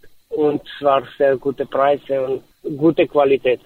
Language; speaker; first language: German; non-native, learner; Romanian